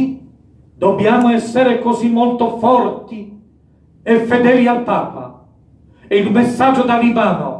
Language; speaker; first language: Italian; non-native, fluent; Polish